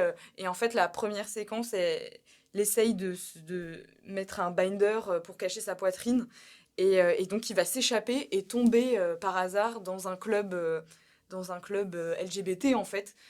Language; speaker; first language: French; native; French